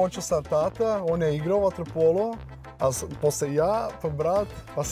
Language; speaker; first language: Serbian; non-native, learner; Portuguese